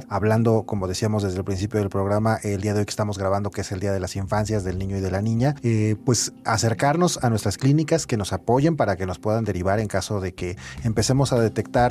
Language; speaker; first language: Spanish; native; Spanish